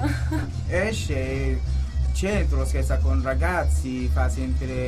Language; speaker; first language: Italian; non-native, local second language; Kurdish